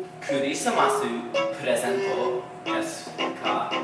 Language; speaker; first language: Japanese; non-native, learner; English